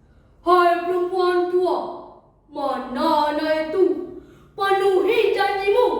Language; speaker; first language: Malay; non-native, local second language; Balinese